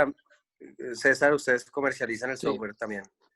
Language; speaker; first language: Spanish; native; Spanish